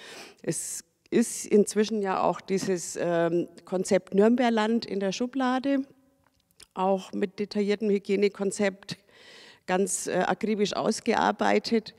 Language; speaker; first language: German; native; German